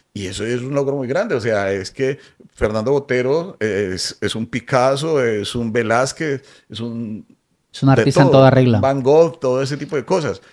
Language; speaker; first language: Spanish; native; Spanish